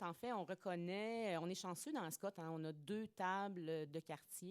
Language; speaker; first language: French; native; French